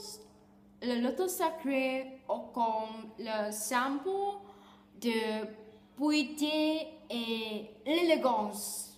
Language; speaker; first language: French; non-native, learner; Vietnamese